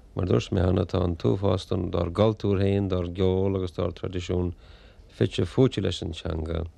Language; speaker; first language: Irish; native; Irish